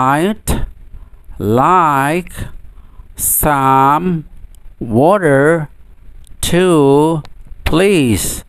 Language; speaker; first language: English; non-native, fluent; Indonesian